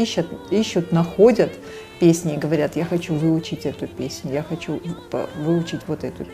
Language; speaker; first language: Russian; native; Russian